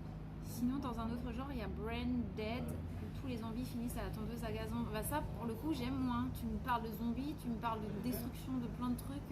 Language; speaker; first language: French; native; French